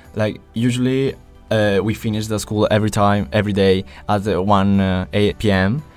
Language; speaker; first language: English; non-native, fluent; Italian